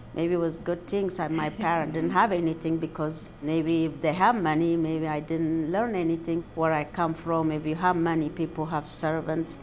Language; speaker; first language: English; non-native, fluent; Amharic